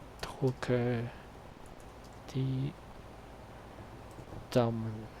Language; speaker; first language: German; non-native, learner; Spanish